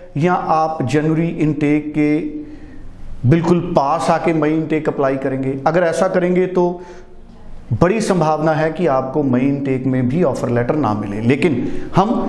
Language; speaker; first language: Hindi; non-native, local second language; Punjabi